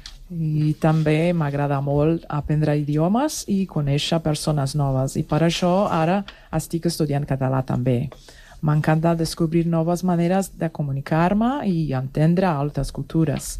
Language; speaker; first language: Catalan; non-native, learner; Portuguese